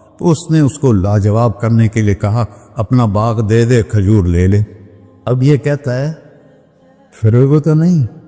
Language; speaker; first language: Urdu; non-native, local second language; Punjabi